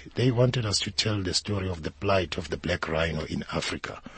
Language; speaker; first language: English; non-native, local second language; Zulu